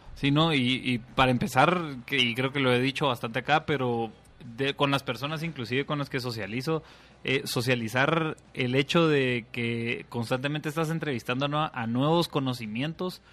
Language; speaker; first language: Spanish; native; Spanish